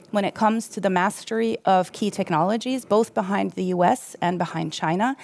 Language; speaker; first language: English; non-native, fluent; German